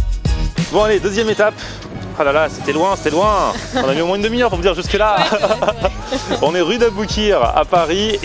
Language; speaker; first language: French; native; French